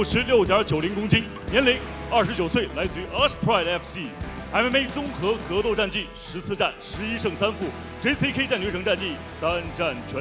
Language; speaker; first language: Chinese; native; Chinese